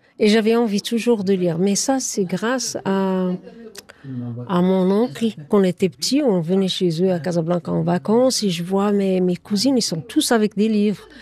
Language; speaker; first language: French; non-native, fluent; Arabic